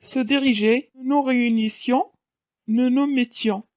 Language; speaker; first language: French; non-native, local second language; Arabic